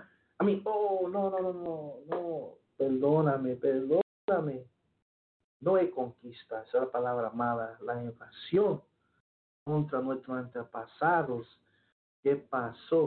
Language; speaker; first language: Spanish; early bilingual, heritage; Spanish